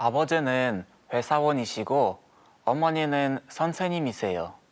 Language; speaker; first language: Korean; non-native, learner; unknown